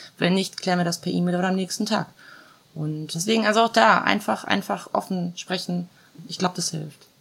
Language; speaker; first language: German; early bilingual, other home language; Croatian